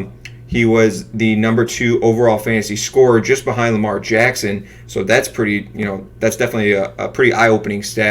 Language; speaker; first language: English; native; English